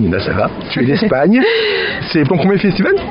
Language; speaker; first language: French; native; French